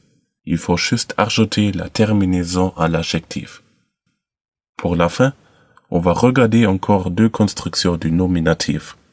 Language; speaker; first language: French; non-native, learner; German